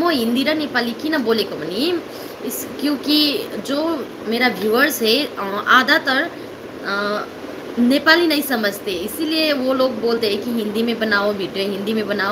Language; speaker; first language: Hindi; non-native, learner; Nepali